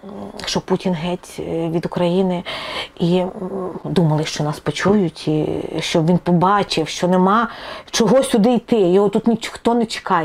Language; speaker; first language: Ukrainian; non-native, local second language; Russian